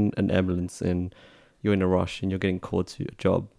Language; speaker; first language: English; native; English